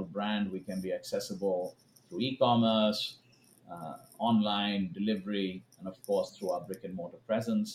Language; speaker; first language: English; non-native, local second language; Hindi